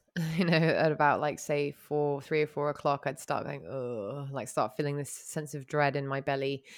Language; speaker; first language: English; native; English